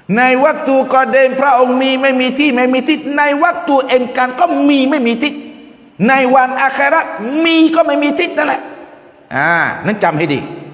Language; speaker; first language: Thai; non-native, local second language; Malay